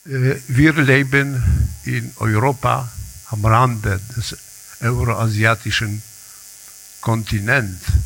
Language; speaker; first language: German; non-native, learner; Polish